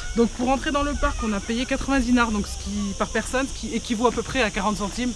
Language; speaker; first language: French; early bilingual, other home language; Arabic